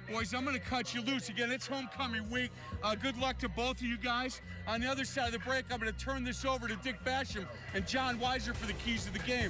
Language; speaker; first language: English; native; English